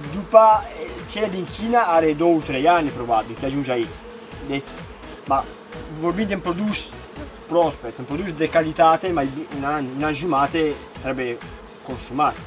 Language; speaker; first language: Romanian; non-native, fluent; Italian